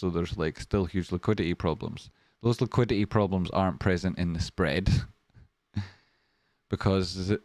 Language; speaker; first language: English; native; English